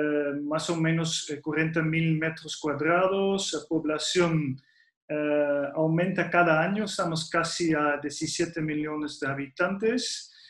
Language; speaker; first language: Spanish; non-native, fluent; Dutch